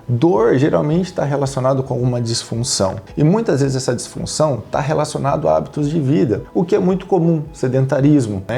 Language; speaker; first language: Portuguese; native; Portuguese